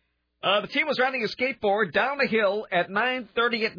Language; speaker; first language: English; native; English